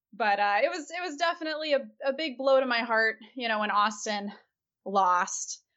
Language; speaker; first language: English; native; English